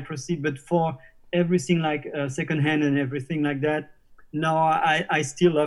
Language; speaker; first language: English; non-native, fluent; French